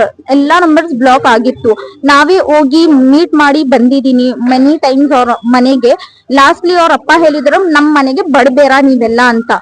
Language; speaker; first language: Kannada; non-native, local second language; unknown